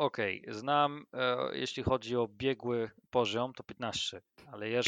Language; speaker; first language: Polish; non-native, learner; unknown